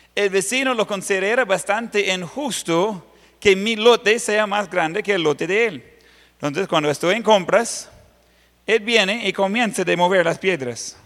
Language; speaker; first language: Spanish; non-native, fluent; English